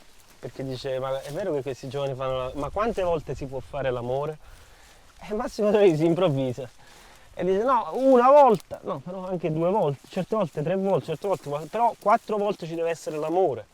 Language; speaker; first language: Italian; native; Italian